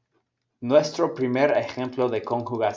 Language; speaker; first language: Spanish; non-native, fluent; English